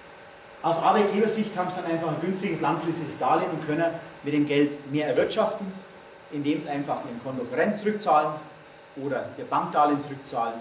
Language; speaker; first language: German; native; German